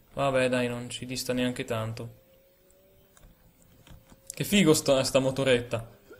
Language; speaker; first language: Italian; native; Italian